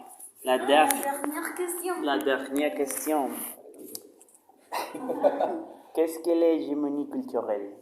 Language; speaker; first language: French; non-native, learner; Spanish